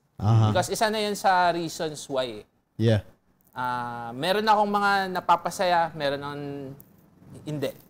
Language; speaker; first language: Filipino; native; Filipino